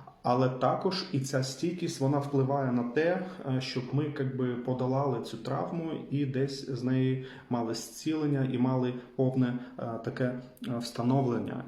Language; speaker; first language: Ukrainian; non-native, local second language; Russian